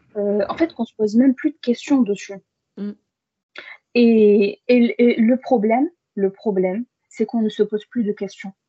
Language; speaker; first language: French; early bilingual, other home language; Arabic